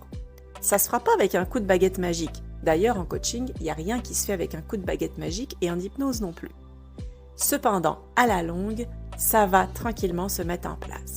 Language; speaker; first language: French; native; French